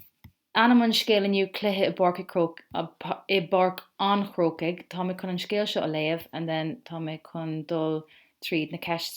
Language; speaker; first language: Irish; non-native, local second language; English